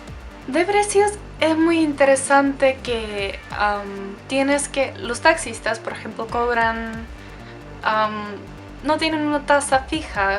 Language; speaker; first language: Spanish; non-native, fluent; Czech